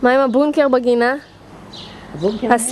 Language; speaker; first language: Hebrew; native; Hebrew